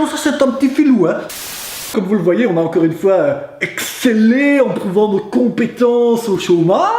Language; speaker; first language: French; native; French